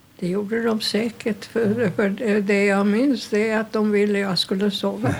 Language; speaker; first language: Swedish; non-native, fluent; German